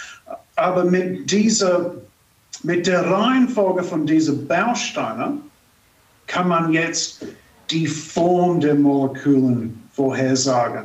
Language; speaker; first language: German; non-native, fluent; English